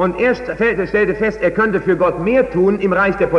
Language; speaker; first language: German; native; German